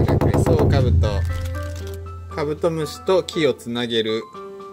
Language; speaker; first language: Japanese; native; Japanese